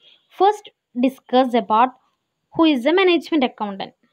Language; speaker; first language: English; non-native, local second language; Malayalam